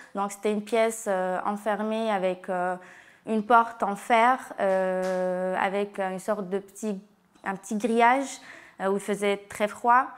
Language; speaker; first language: French; non-native, local second language; Arabic